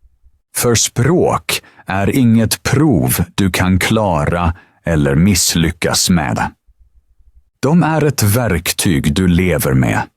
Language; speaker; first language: Swedish; non-native, fluent; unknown